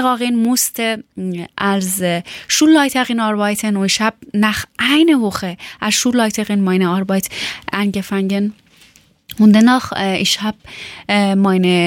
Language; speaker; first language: German; non-native, learner; Persian